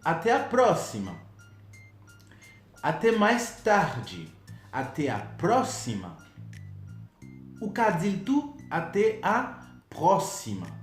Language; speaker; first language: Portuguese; non-native, fluent; Haitian Creole